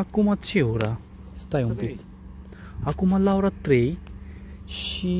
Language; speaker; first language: Romanian; non-native, learner; Bangla